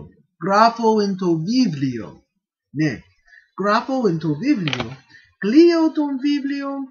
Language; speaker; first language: Greek; non-native, fluent; English